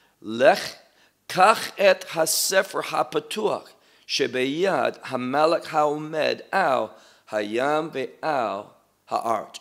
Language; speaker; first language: Hebrew; non-native, fluent; English